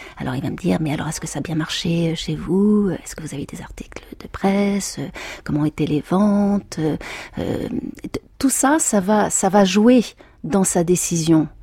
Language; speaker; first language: French; native; French